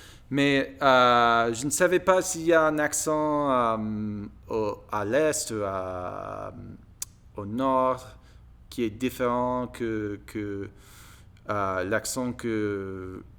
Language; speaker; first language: French; non-native, learner; English